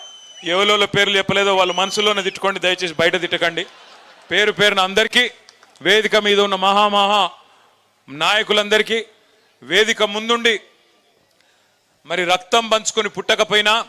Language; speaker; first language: Telugu; native; Telugu